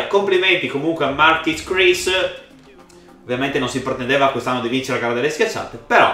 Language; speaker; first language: Italian; native; Italian